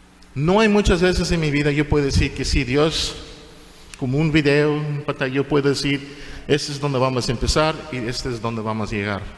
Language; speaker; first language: Spanish; non-native, fluent; English